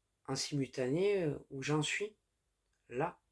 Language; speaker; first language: French; native; French